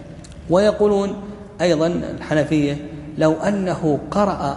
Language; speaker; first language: Arabic; native; Arabic